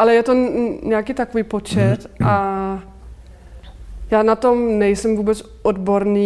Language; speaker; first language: Czech; non-native, fluent; Danish